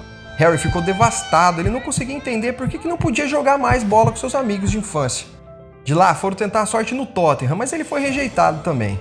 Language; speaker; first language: Portuguese; native; Portuguese